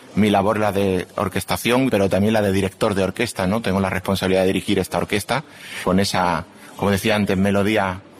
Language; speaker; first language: Spanish; native; Spanish